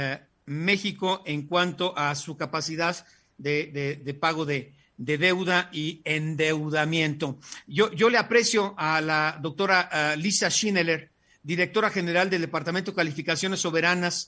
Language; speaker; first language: Spanish; native; Spanish